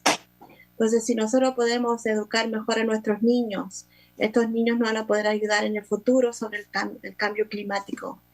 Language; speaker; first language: Spanish; early bilingual, other home language; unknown